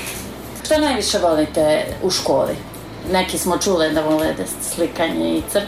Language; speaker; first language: Croatian; native; Croatian